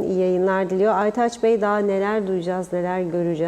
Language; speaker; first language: Turkish; native; Turkish